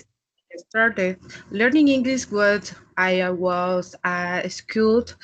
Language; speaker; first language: English; non-native, learner; Spanish